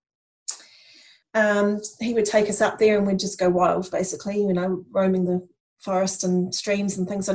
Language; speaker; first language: English; native; English